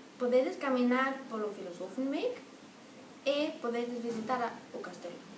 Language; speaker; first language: Galician; non-native, learner; German